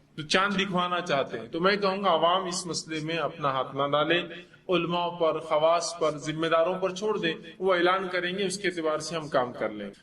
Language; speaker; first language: Urdu; native; Urdu